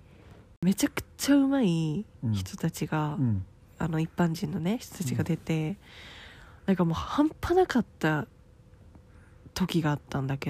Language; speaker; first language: Japanese; native; Japanese